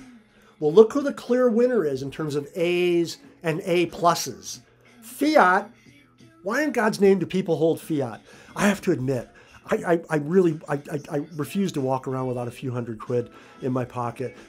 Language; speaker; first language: English; native; English